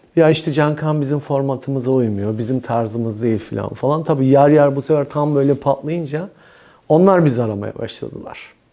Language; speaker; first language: Turkish; early bilingual, heritage; Turkish